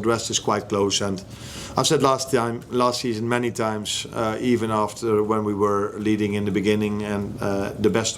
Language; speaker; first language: English; non-native, fluent; Dutch